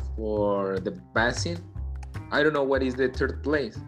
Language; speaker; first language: English; non-native, learner; Spanish